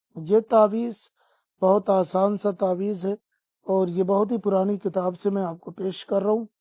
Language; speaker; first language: Urdu; non-native, local second language; Sindhi